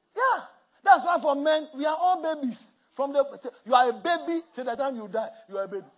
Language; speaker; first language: English; non-native, local second language; Akan